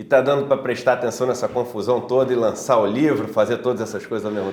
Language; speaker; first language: Portuguese; native; Portuguese